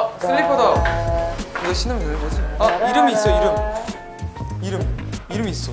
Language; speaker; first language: Korean; native; Korean